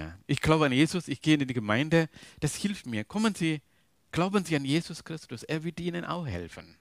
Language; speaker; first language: German; non-native, learner; Tamil